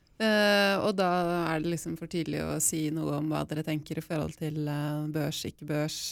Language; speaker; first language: Norwegian; native; Norwegian